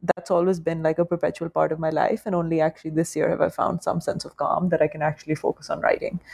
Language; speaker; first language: English; non-native, local second language; Urdu